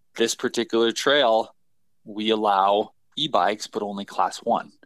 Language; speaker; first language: English; native; English